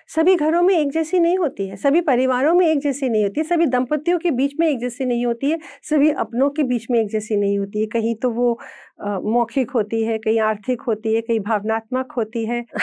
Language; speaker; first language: Hindi; native; Hindi